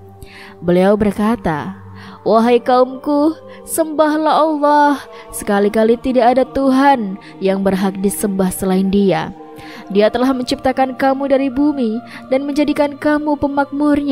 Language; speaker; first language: Indonesian; native; Indonesian